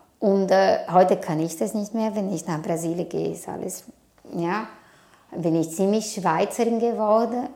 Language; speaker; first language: German; non-native, fluent; Portuguese